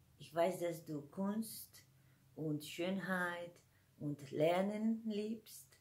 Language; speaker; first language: German; non-native, fluent; Spanish